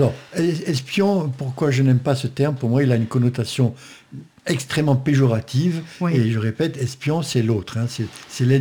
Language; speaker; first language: French; native; French